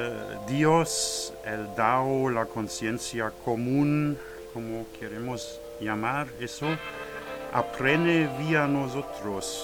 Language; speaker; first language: Spanish; non-native, learner; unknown